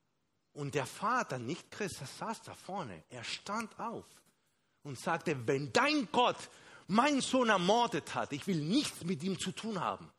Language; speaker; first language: German; non-native, fluent; Spanish